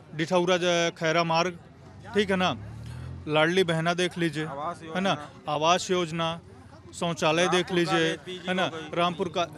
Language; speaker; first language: Hindi; native; Hindi